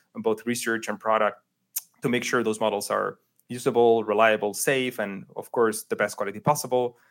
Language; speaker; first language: English; non-native, fluent; Spanish